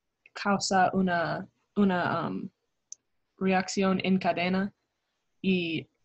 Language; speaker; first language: Spanish; non-native, learner; English